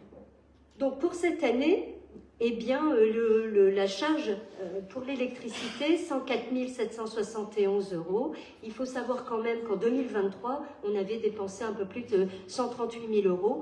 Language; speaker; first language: French; native; French